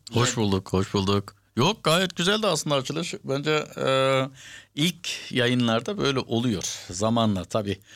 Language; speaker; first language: Turkish; early bilingual, heritage; Turkish